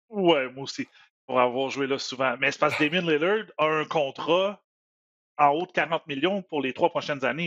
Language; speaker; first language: French; native; French